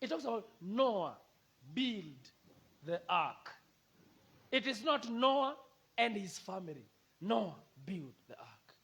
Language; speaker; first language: English; non-native, local second language; Swahili